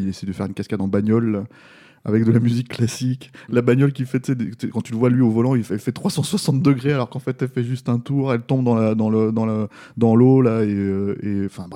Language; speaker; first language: French; native; French